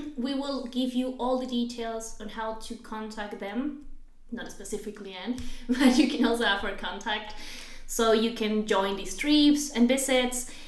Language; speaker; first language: English; non-native, fluent; Spanish